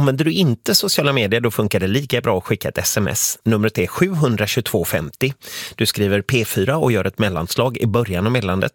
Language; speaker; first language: Swedish; native; Swedish